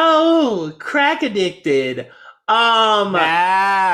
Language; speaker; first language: English; native; English